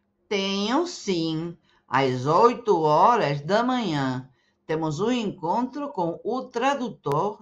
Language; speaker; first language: Portuguese; non-native, fluent; Spanish